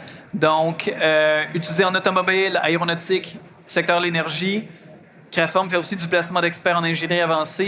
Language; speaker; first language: French; native; French